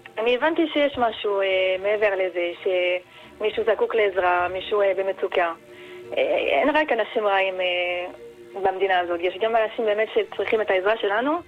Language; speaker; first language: Hebrew; non-native, fluent; French